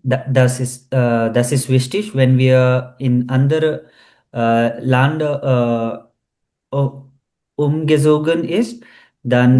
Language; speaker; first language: German; non-native, learner; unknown